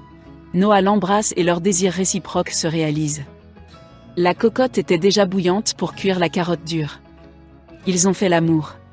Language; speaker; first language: French; non-native, local second language; Haitian Creole